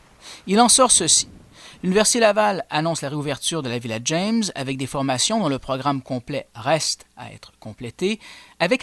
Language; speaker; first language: French; native; French